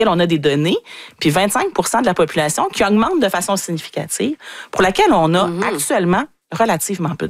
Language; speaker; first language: French; native; French